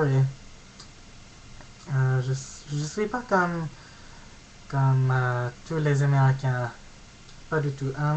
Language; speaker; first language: French; non-native, learner; English